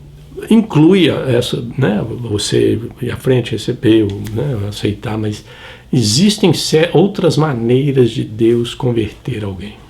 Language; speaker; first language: Portuguese; native; Portuguese